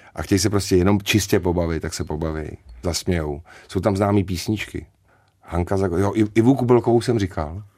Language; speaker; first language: Czech; native; Czech